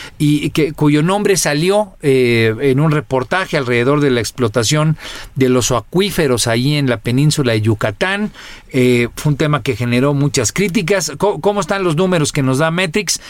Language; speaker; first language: Spanish; native; Spanish